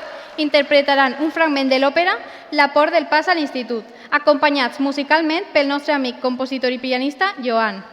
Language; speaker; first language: Catalan; native; Catalan